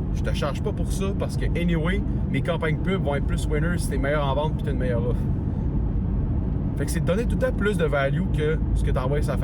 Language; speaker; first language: French; native; French